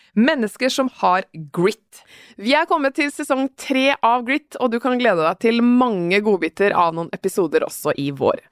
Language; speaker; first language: Norwegian; native; Norwegian